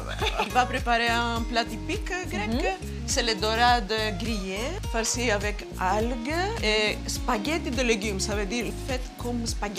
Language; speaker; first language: French; non-native, learner; Greek